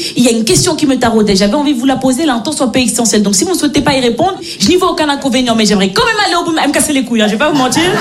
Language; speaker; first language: French; native; French